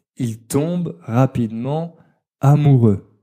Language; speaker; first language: French; native; French